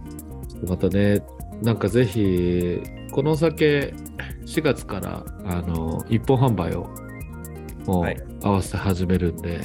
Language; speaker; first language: Japanese; native; Japanese